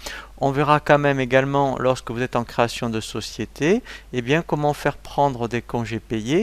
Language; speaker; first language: French; native; French